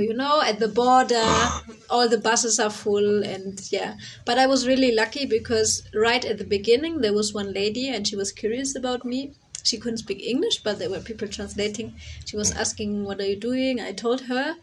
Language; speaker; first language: English; non-native, fluent; German